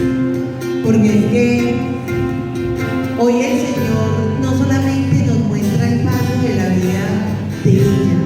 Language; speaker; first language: Spanish; native; Spanish